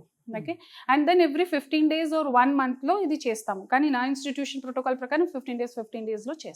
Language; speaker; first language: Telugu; non-native, local second language; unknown